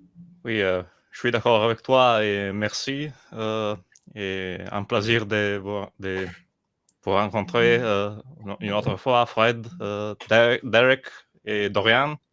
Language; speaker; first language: French; non-native, learner; Italian